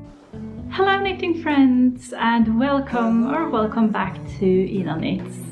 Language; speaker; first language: English; non-native, fluent; Norwegian